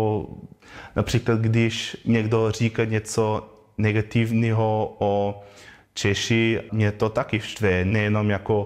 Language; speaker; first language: Czech; non-native, learner; German